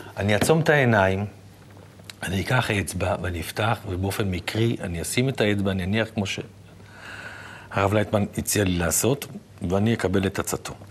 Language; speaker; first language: Hebrew; native; Hebrew